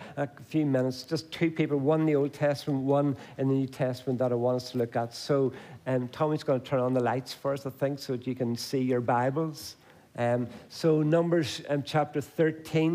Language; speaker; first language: English; native; English